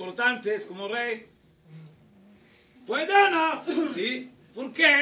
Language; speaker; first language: Spanish; non-native, learner; Hebrew